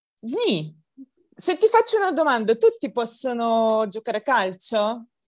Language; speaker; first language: Italian; non-native, fluent; Russian